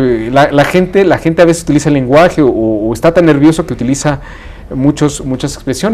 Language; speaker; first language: Spanish; native; Spanish